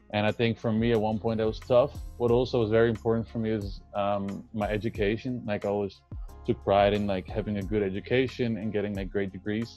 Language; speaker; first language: English; non-native, fluent; Dutch